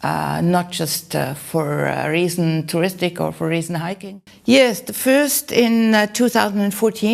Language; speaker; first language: English; non-native, learner; German